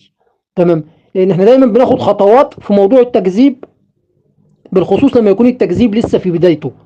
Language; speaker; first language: Arabic; native; Arabic